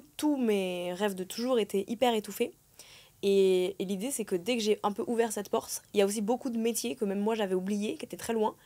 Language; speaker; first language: French; native; French